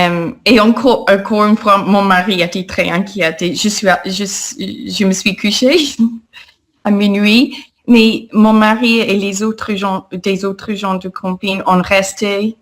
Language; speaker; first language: French; non-native, fluent; English